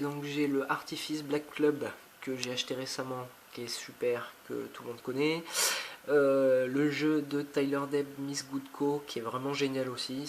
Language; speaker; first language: French; native; French